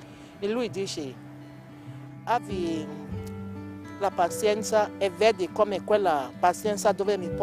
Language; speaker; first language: Italian; non-native, learner; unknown